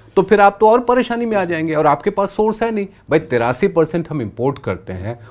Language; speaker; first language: Hindi; native; Hindi